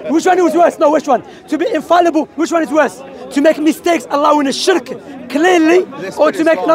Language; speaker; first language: English; non-native, fluent; Arabic